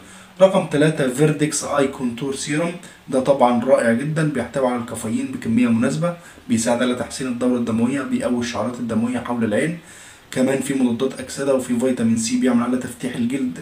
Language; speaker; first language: Arabic; native; Arabic